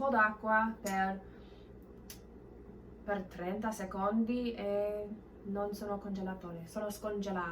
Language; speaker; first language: Italian; non-native, learner; English